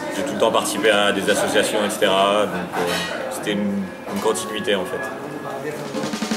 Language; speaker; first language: French; early bilingual, other home language; Arabic